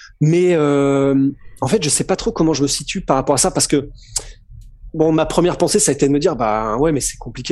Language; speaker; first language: French; native; French